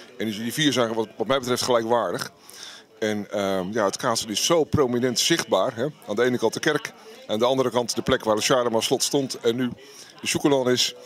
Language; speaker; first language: Dutch; native; Dutch